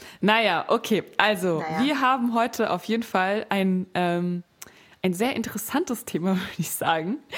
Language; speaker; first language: German; native; German